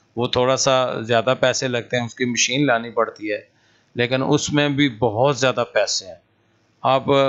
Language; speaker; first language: Urdu; non-native, local second language; Punjabi